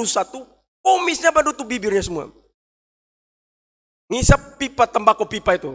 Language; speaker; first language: Indonesian; native; Indonesian